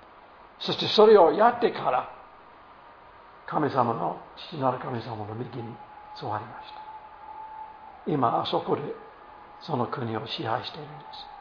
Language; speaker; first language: Japanese; non-native, fluent; English